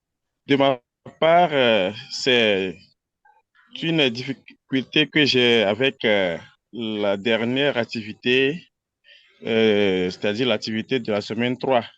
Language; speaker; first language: French; non-native, local second language; Wolof